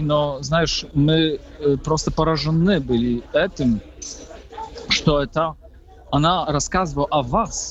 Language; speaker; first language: Russian; non-native, fluent; Polish